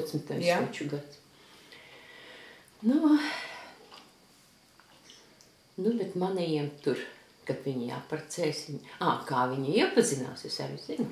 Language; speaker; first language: Latvian; early bilingual, heritage; Latvian